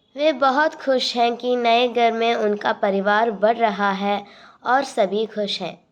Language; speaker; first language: Hindi; non-native, local second language; Malayalam